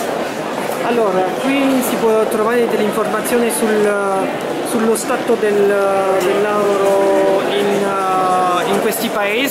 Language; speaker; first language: Italian; non-native, fluent; French